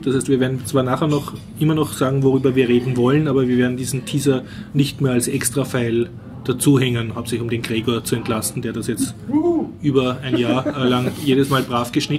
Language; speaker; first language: German; native; German